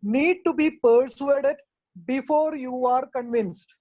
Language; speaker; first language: English; non-native, local second language; Malayalam